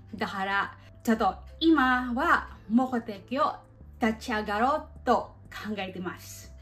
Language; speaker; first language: Japanese; non-native, learner; Filipino